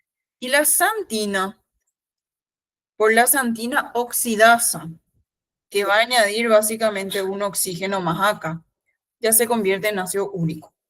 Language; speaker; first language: Spanish; native; Spanish